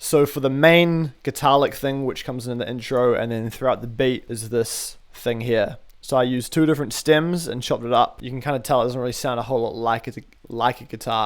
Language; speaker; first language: English; native; English